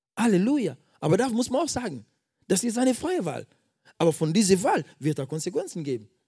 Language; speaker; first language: German; non-native, fluent; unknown